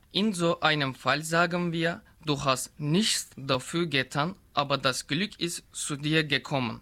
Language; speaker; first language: German; non-native, learner; Turkish